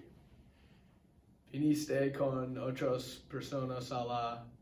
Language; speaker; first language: Spanish; non-native, learner; English